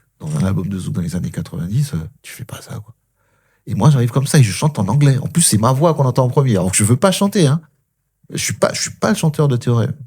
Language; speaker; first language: French; early bilingual, other home language; Spanish